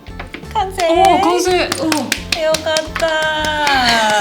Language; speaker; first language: Japanese; non-native, fluent; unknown